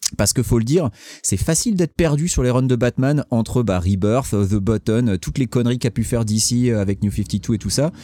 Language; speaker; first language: French; native; French